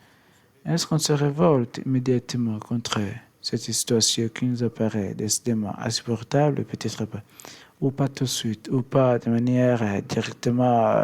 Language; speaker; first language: French; non-native, learner; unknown